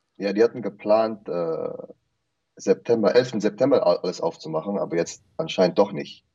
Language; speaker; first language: German; early bilingual, heritage; German